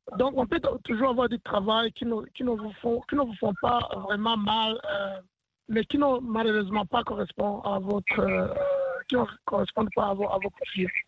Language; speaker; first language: French; non-native, local second language; Rundi